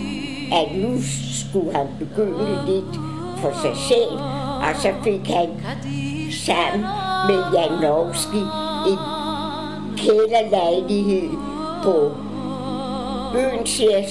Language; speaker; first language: Danish; early bilingual, other home language; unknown